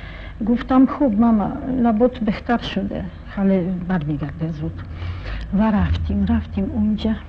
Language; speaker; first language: Persian; non-native, fluent; Polish